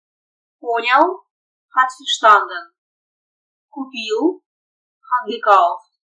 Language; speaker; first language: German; non-native, fluent; Russian